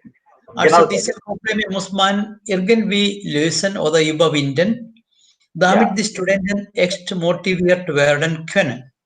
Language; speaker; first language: German; non-native, fluent; Malayalam